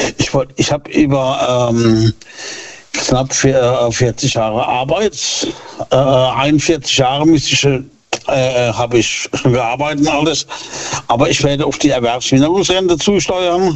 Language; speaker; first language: German; native; German